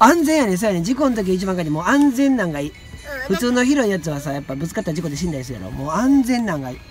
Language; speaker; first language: Japanese; native; Japanese